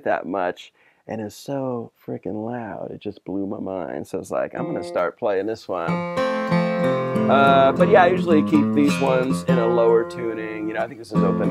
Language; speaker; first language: English; native; English